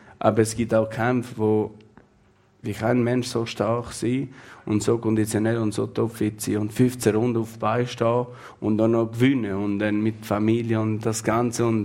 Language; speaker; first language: German; non-native, fluent; Albanian